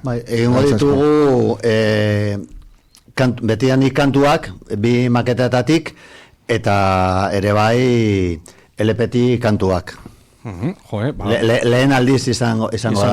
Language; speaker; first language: Basque; non-native, local second language; Spanish